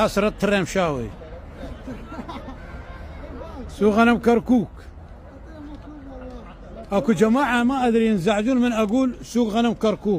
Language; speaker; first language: Arabic; native; Arabic